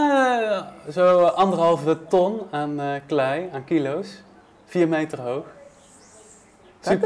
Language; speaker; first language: Dutch; native; Dutch